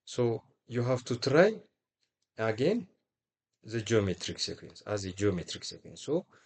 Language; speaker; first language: English; non-native, local second language; Amharic